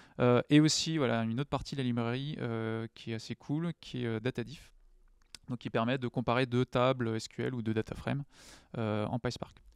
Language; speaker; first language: French; native; French